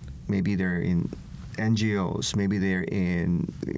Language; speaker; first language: English; non-native, local second language; Filipino